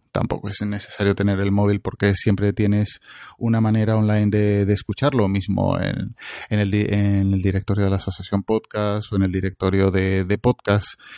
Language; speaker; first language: Spanish; native; Spanish